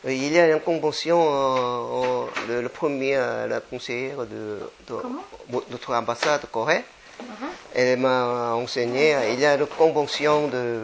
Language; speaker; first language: French; non-native, learner; Korean